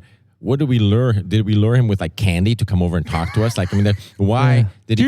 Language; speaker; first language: English; native; English